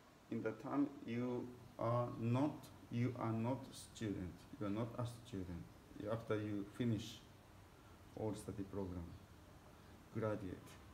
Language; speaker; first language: English; non-native, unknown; Japanese